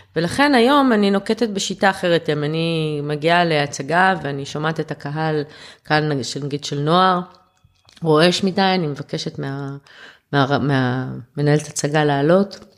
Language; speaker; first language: Hebrew; early bilingual, other home language; German